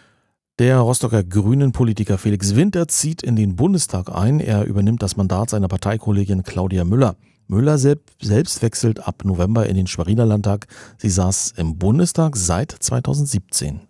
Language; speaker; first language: German; native; German